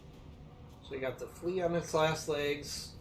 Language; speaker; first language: English; native; English